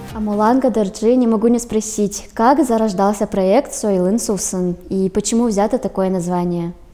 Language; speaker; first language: Russian; native; Russian